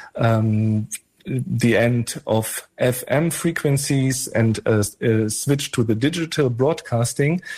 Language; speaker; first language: English; non-native, fluent; German